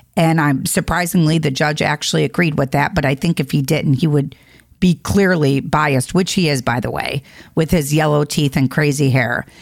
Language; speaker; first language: English; native; English